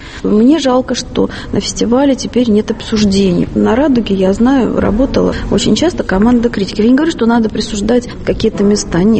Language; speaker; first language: Russian; native; Russian